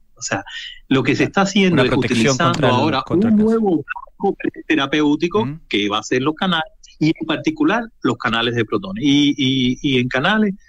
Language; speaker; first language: Spanish; native; Spanish